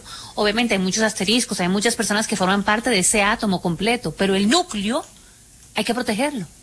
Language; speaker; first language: Spanish; native; Spanish